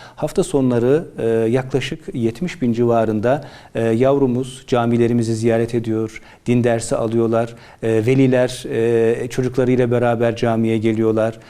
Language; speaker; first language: Turkish; native; Turkish